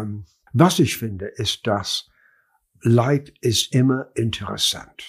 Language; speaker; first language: German; non-native, learner; English